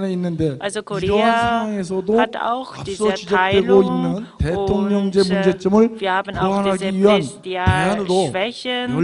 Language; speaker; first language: German; non-native, fluent; Korean